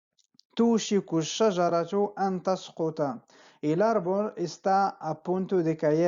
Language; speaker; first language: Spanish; non-native, fluent; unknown